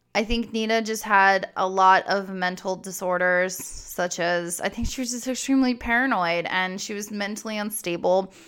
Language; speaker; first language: English; native; English